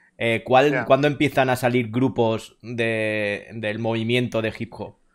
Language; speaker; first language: Spanish; native; Spanish